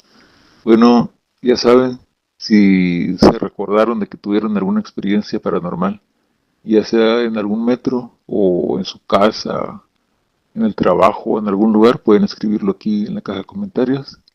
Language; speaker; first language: Spanish; native; Spanish